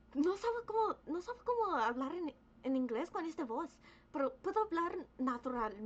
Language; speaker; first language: Spanish; early bilingual, other home language; English